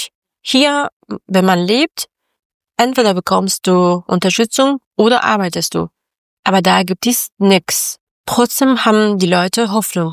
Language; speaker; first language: German; non-native, learner; Persian